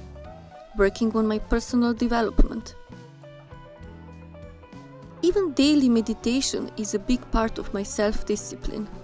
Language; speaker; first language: English; non-native, fluent; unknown